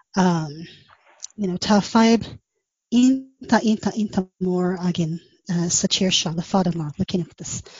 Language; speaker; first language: Irish; non-native, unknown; English